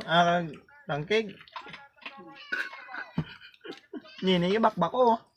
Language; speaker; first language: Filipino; non-native, local second language; Hiligaynon